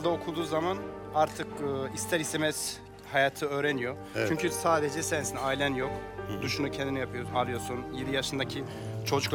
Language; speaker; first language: Turkish; non-native, local second language; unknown